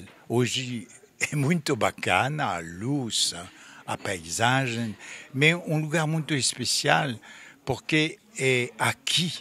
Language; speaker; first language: Portuguese; non-native, fluent; French